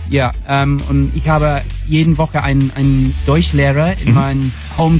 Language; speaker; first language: German; non-native, learner; English